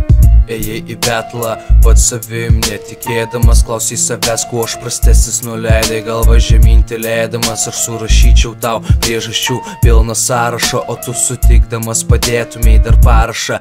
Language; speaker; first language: Lithuanian; native; Lithuanian